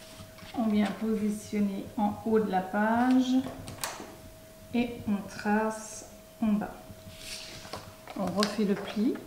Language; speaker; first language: French; native; French